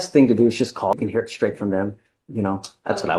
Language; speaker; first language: English; native; English